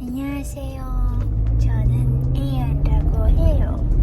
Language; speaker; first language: Korean; non-native, learner; English